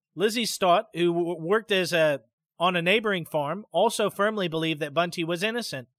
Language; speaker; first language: English; native; English